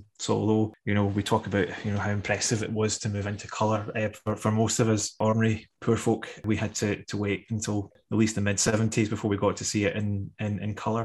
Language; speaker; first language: English; native; English